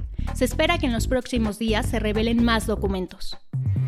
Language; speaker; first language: Spanish; native; Spanish